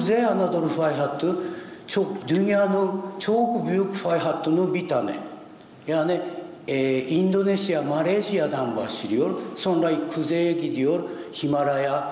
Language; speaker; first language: Turkish; non-native, learner; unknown